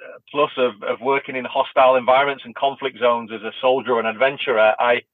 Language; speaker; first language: English; native; English